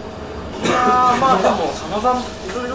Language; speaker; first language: Japanese; native; Japanese